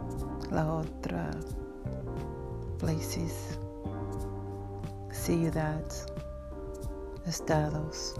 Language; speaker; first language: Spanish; non-native, learner; English